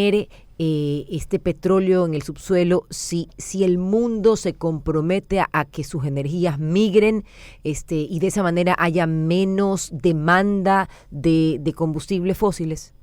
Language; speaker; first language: Spanish; native; Spanish